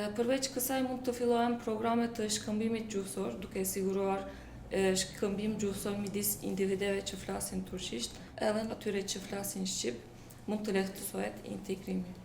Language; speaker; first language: Albanian; non-native, local second language; Turkish